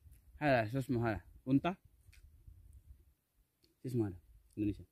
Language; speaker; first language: Arabic; non-native, learner; Indonesian